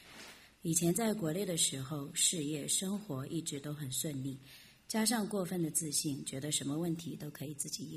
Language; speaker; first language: Chinese; native; Chinese